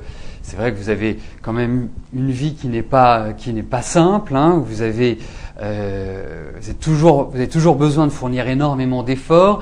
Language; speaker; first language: French; native; French